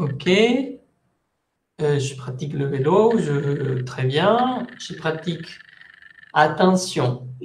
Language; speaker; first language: French; non-native, fluent; Spanish